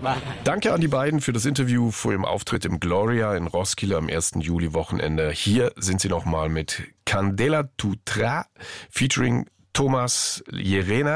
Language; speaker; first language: German; native; German